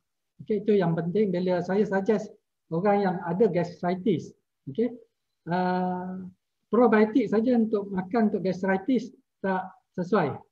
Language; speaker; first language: Malay; native; Malay